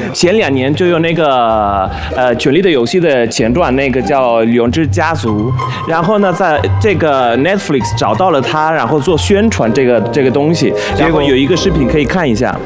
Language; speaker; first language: Chinese; non-native, fluent; Spanish